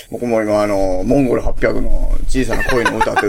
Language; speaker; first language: Japanese; native; Japanese